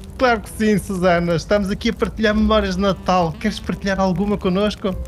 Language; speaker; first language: Portuguese; early bilingual, heritage; Portuguese